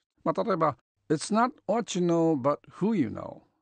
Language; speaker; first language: English; non-native, fluent; Japanese